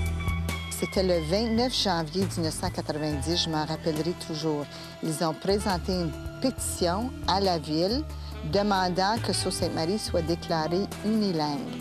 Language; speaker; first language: French; native; French